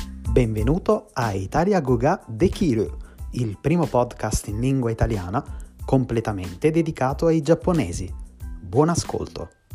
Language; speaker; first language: Italian; native; Italian